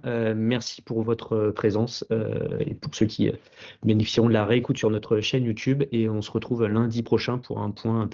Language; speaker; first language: French; native; French